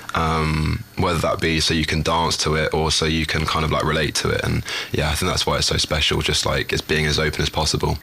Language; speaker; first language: English; native; English